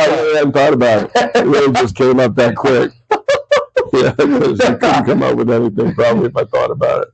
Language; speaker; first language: English; native; English